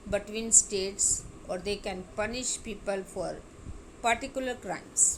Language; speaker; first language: English; non-native, local second language; Hindi